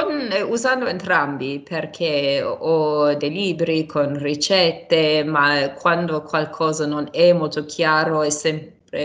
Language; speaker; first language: Italian; non-native, fluent; English